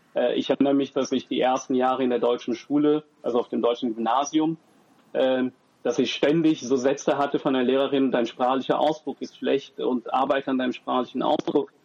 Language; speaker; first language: German; early bilingual, other home language; French